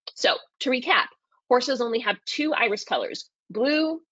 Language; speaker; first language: English; native; English